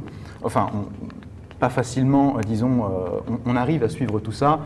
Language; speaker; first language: French; native; French